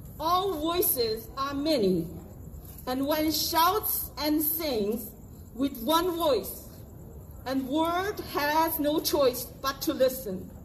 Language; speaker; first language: English; non-native, fluent; Uyghur